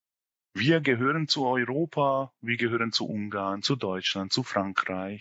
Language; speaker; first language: German; non-native, fluent; Hungarian